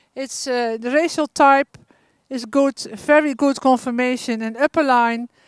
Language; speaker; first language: English; non-native, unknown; Dutch